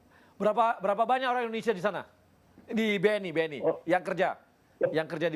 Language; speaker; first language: Indonesian; native; Indonesian